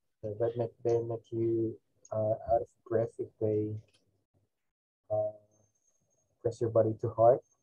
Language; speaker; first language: English; non-native, fluent; Indonesian